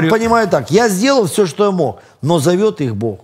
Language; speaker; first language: Russian; native; Russian